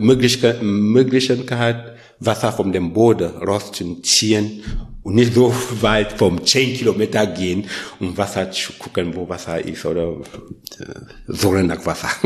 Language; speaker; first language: German; non-native, learner; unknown